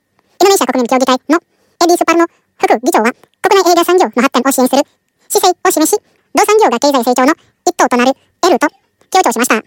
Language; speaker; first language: Japanese; non-native, fluent; Indonesian